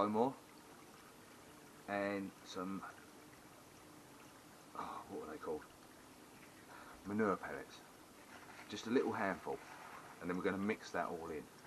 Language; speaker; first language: English; native; English